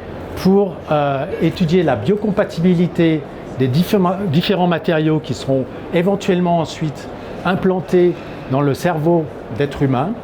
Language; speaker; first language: French; native; French